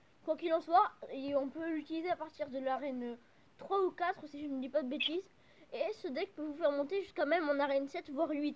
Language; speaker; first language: French; native; French